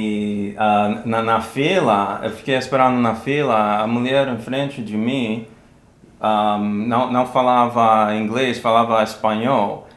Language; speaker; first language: Portuguese; non-native, fluent; English